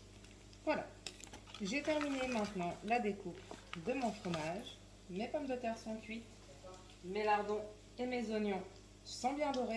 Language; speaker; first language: French; native; French